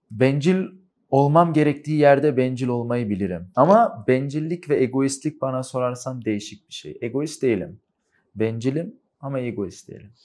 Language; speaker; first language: Turkish; early bilingual, heritage; Turkish